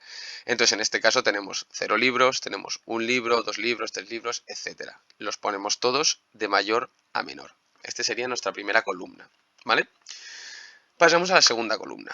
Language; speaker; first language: Spanish; native; Spanish